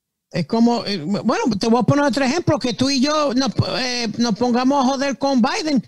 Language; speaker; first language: Spanish; early bilingual, heritage; Spanish